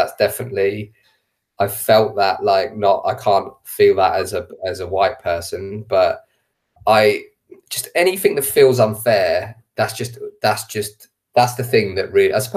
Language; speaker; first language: English; native; English